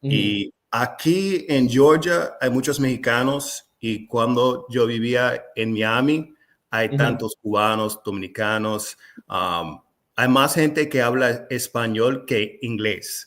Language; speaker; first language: Spanish; non-native, fluent; English